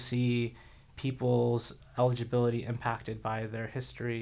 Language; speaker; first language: English; native; English